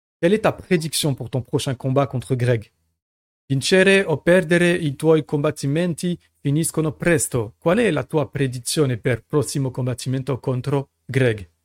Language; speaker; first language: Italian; non-native, learner; French